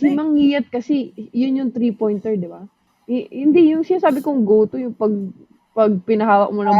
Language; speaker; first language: Filipino; native; Filipino